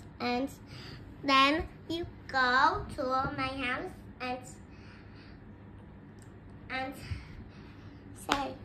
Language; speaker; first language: English; non-native, learner; Vietnamese